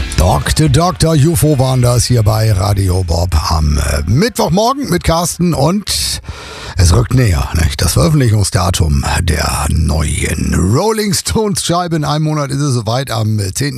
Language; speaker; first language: German; native; German